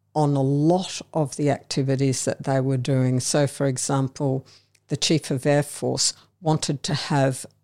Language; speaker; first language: English; native; English